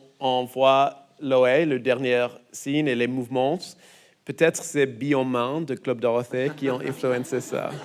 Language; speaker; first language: French; non-native, learner; English